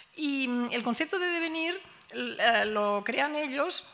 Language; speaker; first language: Spanish; non-native, local second language; Catalan